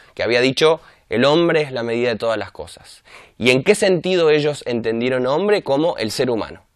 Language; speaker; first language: Spanish; native; Spanish